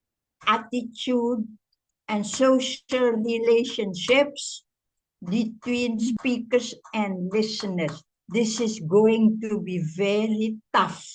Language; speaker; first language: English; non-native, fluent; Indonesian